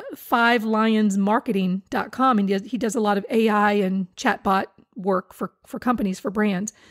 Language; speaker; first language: English; native; English